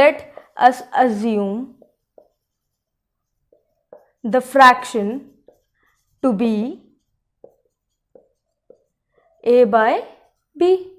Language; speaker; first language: English; non-native, local second language; Hindi